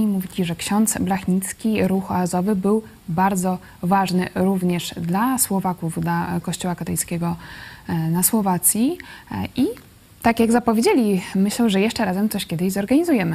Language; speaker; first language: Polish; native; Polish